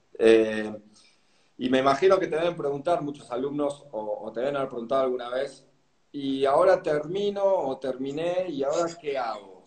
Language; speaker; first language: Spanish; native; Spanish